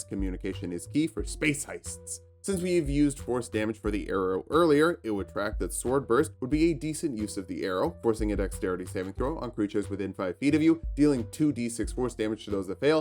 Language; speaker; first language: English; native; English